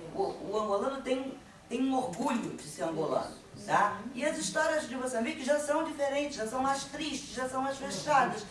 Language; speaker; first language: Portuguese; native; Portuguese